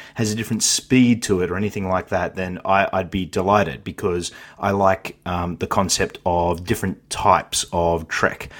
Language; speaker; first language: English; native; English